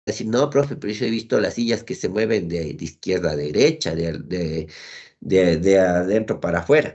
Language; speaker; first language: Spanish; native; Spanish